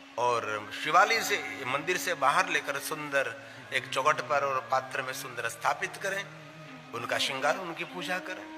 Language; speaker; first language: Hindi; non-native, local second language; Gujarati